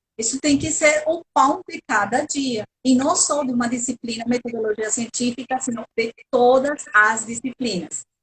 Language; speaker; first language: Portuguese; non-native, fluent; Spanish